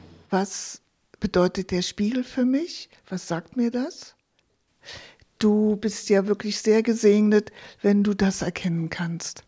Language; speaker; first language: German; native; German